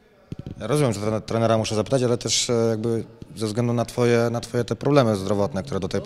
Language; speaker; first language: Polish; native; Polish